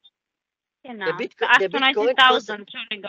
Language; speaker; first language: German; non-native, learner; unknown